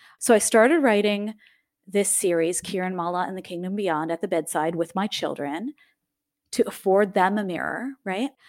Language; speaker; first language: English; native; English